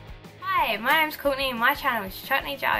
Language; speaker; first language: English; native; English